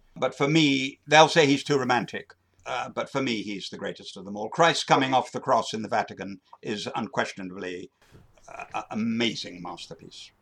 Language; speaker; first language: English; native; English